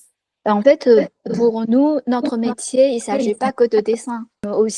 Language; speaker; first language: French; non-native, fluent; Chinese